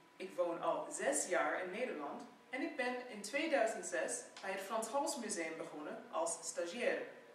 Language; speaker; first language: Dutch; non-native, fluent; English